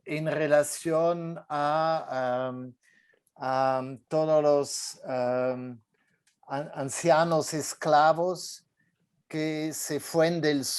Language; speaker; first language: Spanish; non-native, fluent; French